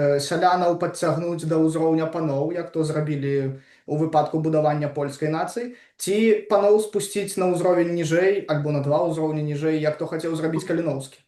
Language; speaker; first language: Belarusian; non-native, local second language; Russian